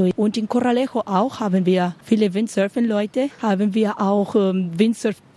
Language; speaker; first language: German; non-native, learner; Spanish